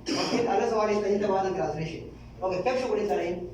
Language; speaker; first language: Arabic; non-native, learner; Hindi